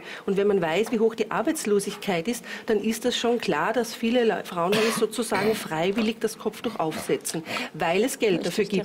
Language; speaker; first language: German; native; German